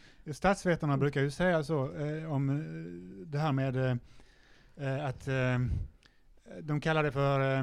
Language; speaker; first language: Swedish; native; Swedish